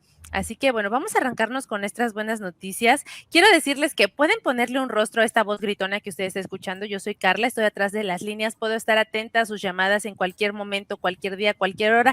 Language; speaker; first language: Spanish; native; Spanish